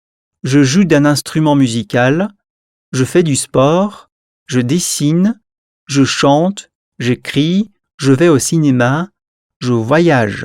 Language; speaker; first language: French; non-native, fluent; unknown